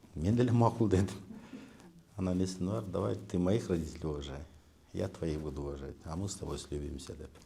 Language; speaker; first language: Russian; non-native, local second language; Kyrgyz